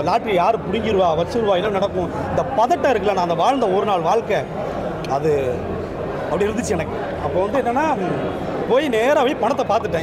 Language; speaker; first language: Tamil; native; Tamil